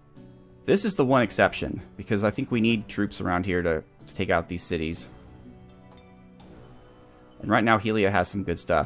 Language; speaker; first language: English; native; English